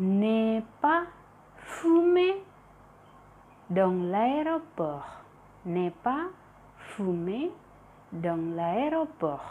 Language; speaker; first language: French; non-native, fluent; Indonesian